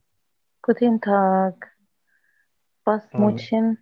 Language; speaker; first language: German; non-native, learner; Arabic